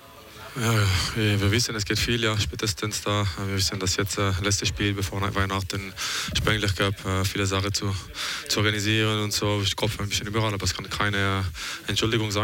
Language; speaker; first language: German; non-native, local second language; French